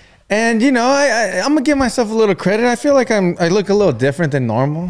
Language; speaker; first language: English; early bilingual, other home language; Spanish